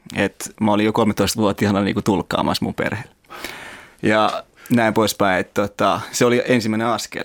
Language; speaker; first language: Finnish; early bilingual, other home language; Persian